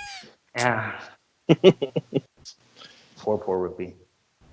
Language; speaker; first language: English; native; English